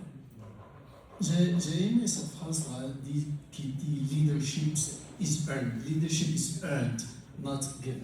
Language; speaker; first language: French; non-native, local second language; Arabic